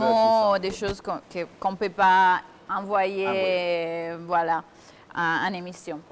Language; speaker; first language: French; non-native, fluent; Italian